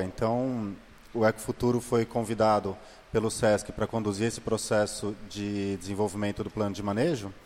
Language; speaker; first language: Portuguese; native; Portuguese